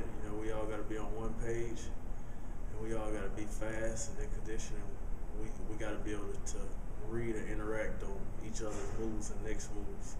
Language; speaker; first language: English; native; English